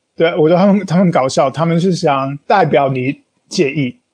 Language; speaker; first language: Chinese; non-native, fluent; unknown